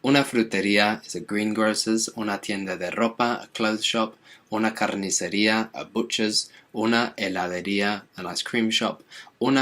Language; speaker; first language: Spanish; non-native, fluent; English